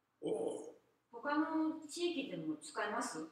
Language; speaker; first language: Japanese; non-native, fluent; Korean